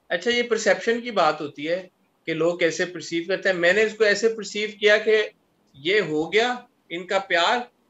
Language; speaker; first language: Urdu; non-native, local second language; Punjabi